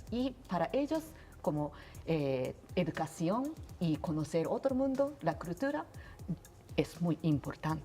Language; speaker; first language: Spanish; non-native, learner; Japanese